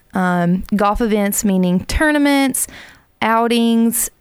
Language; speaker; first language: English; native; English